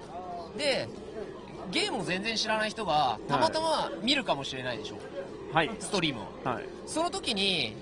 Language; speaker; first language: Japanese; native; Japanese